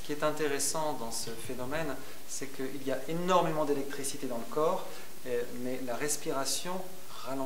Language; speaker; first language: French; native; French